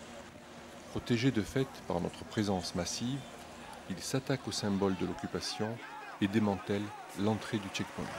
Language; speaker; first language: French; native; French